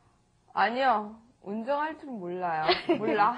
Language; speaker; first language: Korean; non-native, learner; English